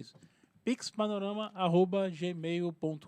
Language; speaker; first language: Portuguese; native; Portuguese